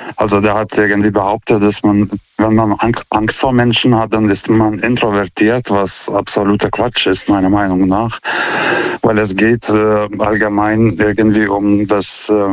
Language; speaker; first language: German; non-native, fluent; Lithuanian